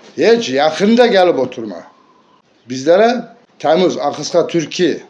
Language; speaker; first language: Turkish; native; Turkish